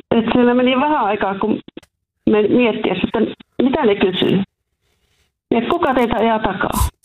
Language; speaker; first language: Finnish; native; Finnish